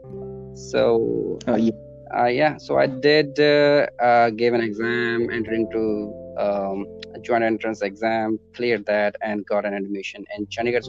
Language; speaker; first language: English; non-native, local second language; Punjabi